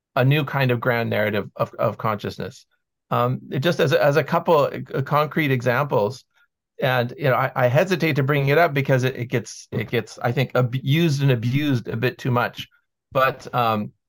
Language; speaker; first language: English; native; English